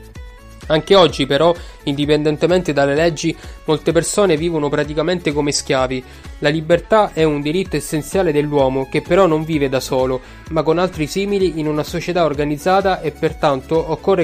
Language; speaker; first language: Italian; native; Italian